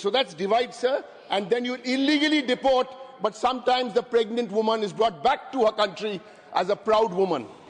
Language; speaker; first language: English; native; English